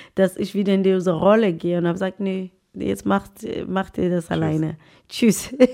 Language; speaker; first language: German; non-native, fluent; Tswana